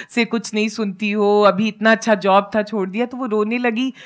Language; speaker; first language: Hindi; native; Hindi